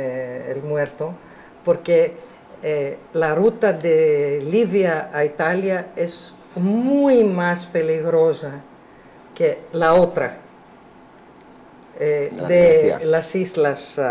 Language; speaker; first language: Spanish; non-native, learner; Greek